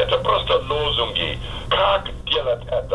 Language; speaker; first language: Russian; non-native, fluent; English